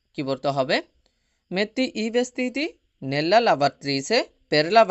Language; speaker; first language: Italian; non-native, fluent; Bangla